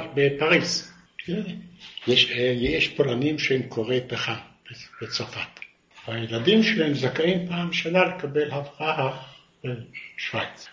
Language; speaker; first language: Hebrew; non-native, fluent; Yiddish